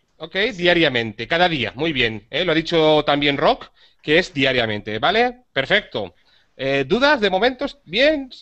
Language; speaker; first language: Spanish; native; Spanish